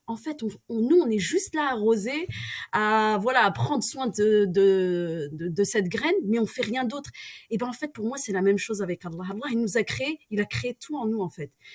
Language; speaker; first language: French; early bilingual, other home language; Arabic